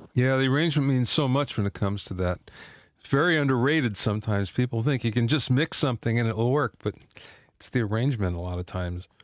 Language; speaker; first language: English; native; English